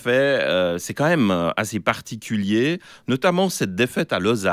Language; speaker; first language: French; native; French